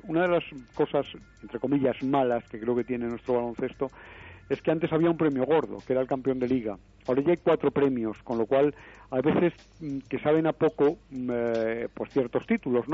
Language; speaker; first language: Spanish; native; Spanish